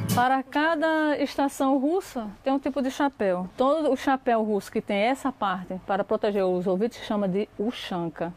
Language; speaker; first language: Portuguese; native; Portuguese